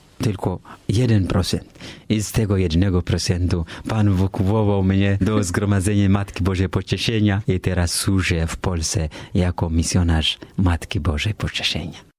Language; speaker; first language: Polish; non-native, learner; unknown